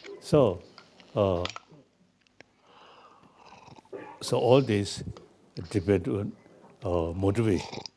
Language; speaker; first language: English; non-native, learner; Tibetan